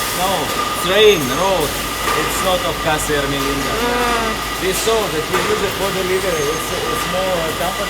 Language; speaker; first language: English; non-native, learner; Russian